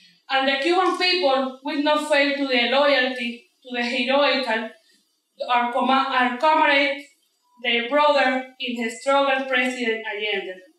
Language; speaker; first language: English; non-native, fluent; Spanish